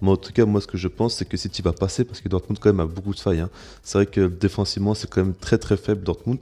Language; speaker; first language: French; native; French